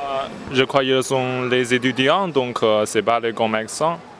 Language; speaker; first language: French; non-native, learner; Chinese